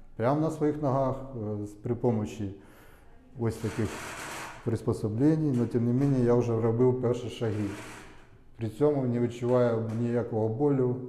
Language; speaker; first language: Ukrainian; non-native, local second language; Russian